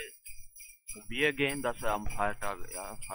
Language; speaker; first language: German; non-native, learner; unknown